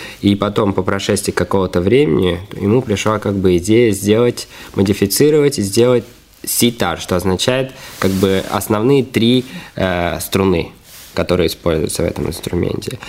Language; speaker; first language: Russian; native; Russian